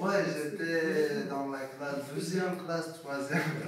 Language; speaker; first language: French; non-native, learner; Persian